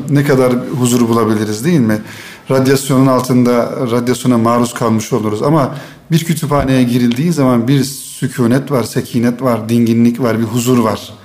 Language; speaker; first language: Turkish; native; Turkish